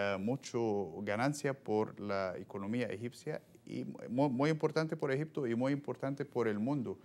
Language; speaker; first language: Spanish; non-native, fluent; Arabic